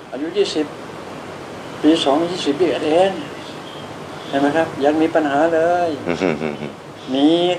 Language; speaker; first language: Thai; native; Thai